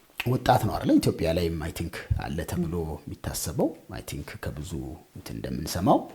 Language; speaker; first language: Amharic; native; Amharic